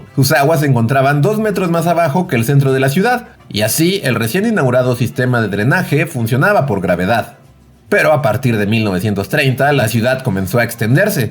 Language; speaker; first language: Spanish; native; Spanish